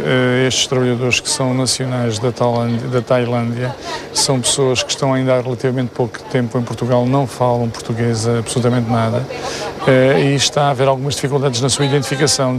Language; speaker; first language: Portuguese; native; Portuguese